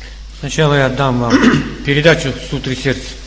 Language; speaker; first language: Russian; native; Russian